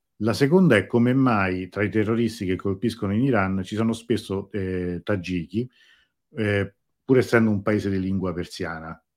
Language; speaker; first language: Italian; native; Italian